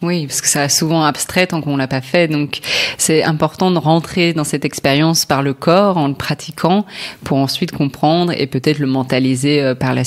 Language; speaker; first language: French; native; French